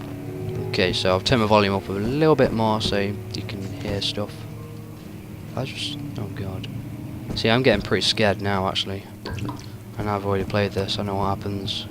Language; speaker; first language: English; native; English